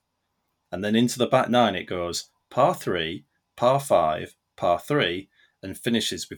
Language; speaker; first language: English; native; English